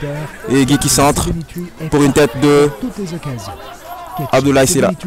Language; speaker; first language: French; native; French